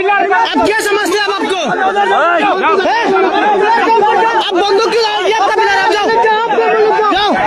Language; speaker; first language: Hindi; non-native, learner; Bangla